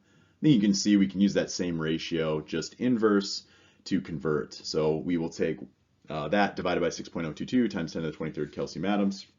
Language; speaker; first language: English; native; English